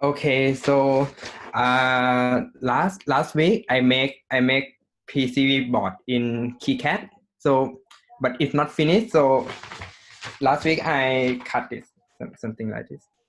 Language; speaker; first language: English; non-native, learner; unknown